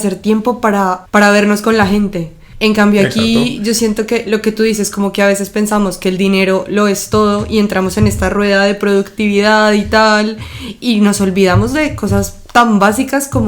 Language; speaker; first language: Spanish; native; Spanish